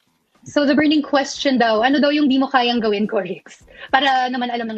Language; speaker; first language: Filipino; native; Filipino